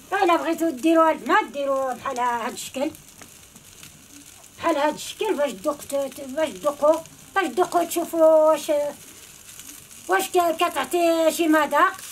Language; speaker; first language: Arabic; non-native, local second language; Central Atlas Tamazight